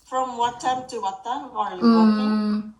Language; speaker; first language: English; non-native, fluent; Japanese